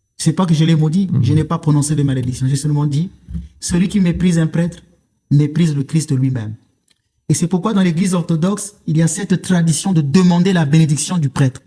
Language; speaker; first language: French; non-native, local second language; Lingala